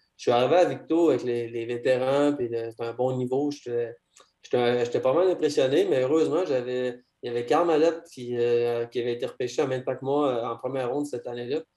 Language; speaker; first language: French; native; French